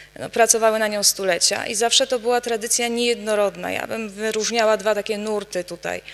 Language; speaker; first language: Polish; native; Polish